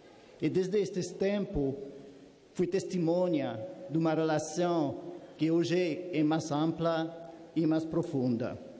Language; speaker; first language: Portuguese; non-native, fluent; French